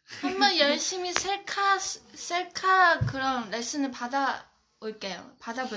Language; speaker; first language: Korean; non-native, local second language; Chinese